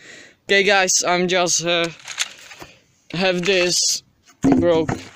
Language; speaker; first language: English; non-native, learner; Czech